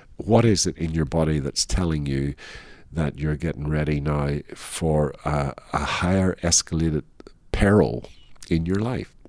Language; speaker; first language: English; native; English